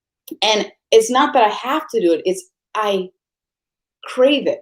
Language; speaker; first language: English; native; English